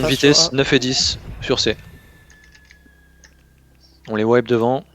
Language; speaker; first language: French; native; French